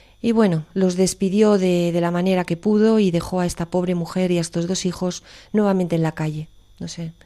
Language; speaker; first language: Spanish; native; Spanish